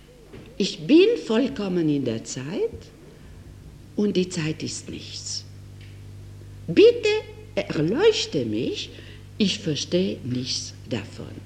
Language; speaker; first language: German; non-native, fluent; French